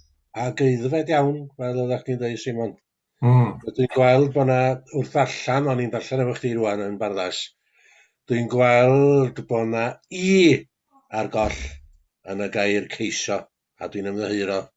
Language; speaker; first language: Welsh; native; Welsh